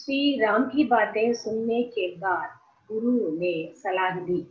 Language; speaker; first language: Hindi; non-native, local second language; Tamil